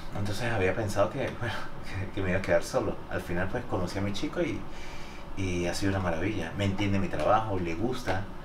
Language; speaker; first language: Spanish; native; Spanish